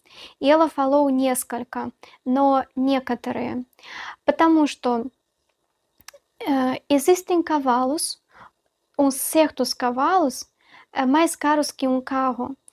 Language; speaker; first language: Portuguese; non-native, fluent; Russian